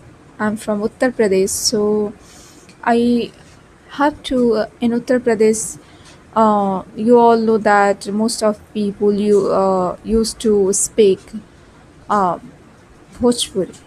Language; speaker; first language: English; non-native, learner; Bhojpuri